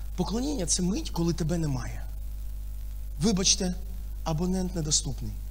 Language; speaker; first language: Ukrainian; non-native, local second language; Russian